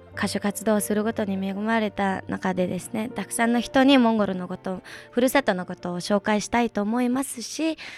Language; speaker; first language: Japanese; non-native, fluent; Mongolian